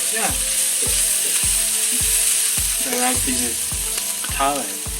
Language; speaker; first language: English; non-native, learner; Korean